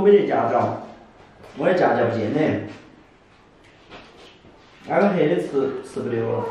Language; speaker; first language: Chinese; native; Chinese